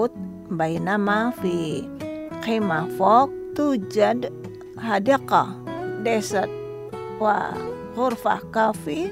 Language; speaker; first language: Arabic; non-native, learner; Indonesian